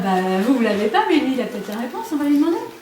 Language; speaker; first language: French; native; French